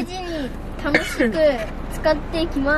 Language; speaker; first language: Japanese; early bilingual, other home language; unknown